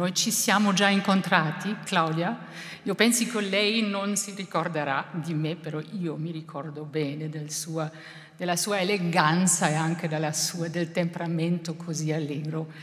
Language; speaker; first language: Italian; non-native, learner; German